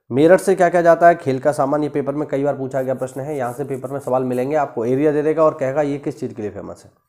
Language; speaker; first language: Hindi; native; Hindi